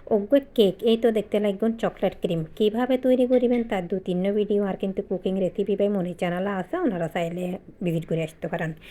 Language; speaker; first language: Bangla; native; Bangla